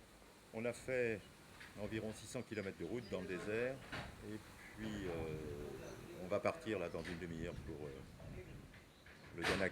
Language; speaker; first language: French; native; French